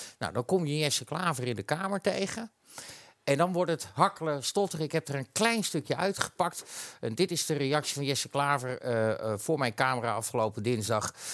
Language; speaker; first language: Dutch; native; Dutch